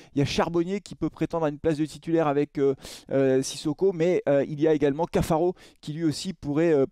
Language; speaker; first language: French; native; French